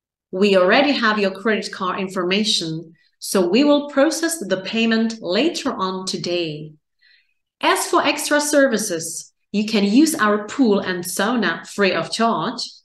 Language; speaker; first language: English; non-native, fluent; Czech